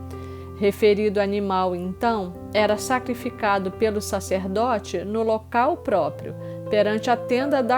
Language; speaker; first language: Portuguese; native; Portuguese